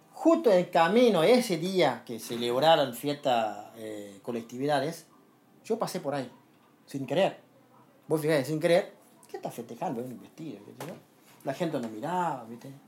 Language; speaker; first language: Spanish; non-native, fluent; Lao